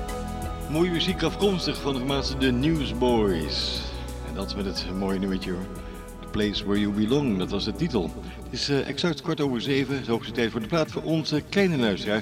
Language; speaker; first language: Dutch; native; Dutch